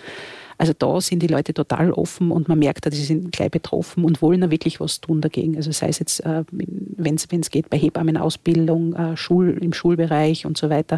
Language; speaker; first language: German; native; German